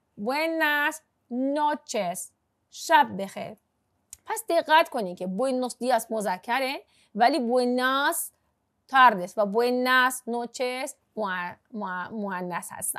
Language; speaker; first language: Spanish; non-native, fluent; Persian